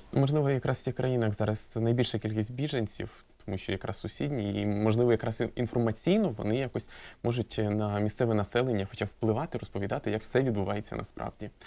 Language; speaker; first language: Ukrainian; native; Ukrainian